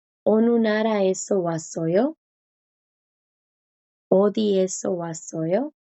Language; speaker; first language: Korean; non-native, fluent; Spanish